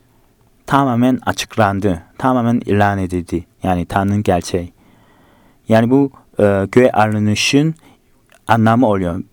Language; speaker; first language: Turkish; non-native, fluent; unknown